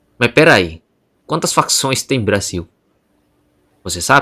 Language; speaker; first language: Portuguese; non-native, fluent; Indonesian